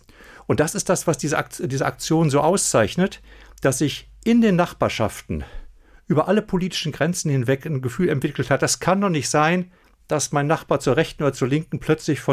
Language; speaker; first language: German; native; German